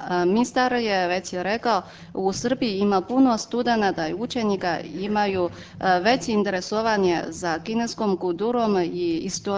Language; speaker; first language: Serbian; non-native, fluent; Chinese